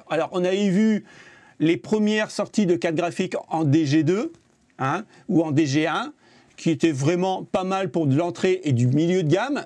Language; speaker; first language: French; native; French